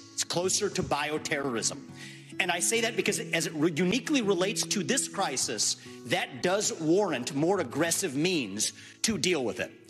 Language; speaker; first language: English; native; English